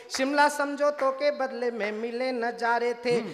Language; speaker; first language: Hindi; native; Hindi